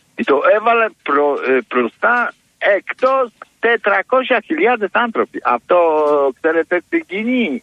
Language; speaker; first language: Greek; non-native, fluent; Polish